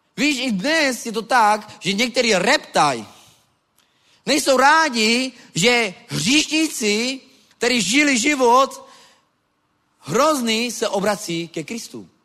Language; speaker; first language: Czech; non-native, local second language; Romany